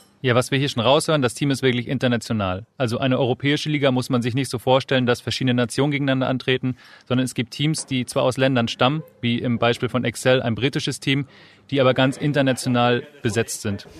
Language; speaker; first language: German; native; German